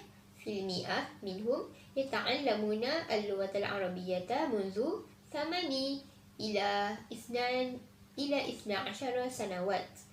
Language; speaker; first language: Arabic; non-native, learner; Malay